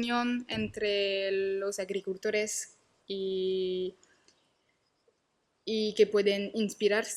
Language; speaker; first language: Spanish; non-native, learner; French